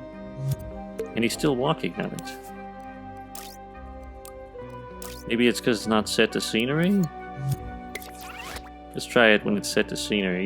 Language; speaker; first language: English; native; English